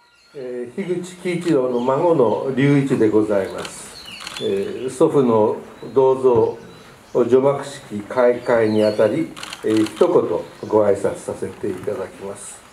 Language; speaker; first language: Japanese; native; Japanese